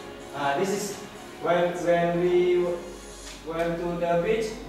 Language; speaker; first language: English; non-native, learner; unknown